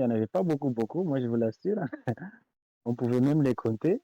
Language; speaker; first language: French; non-native, local second language; Comorian